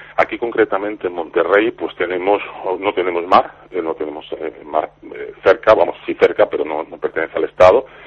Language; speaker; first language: Spanish; native; Spanish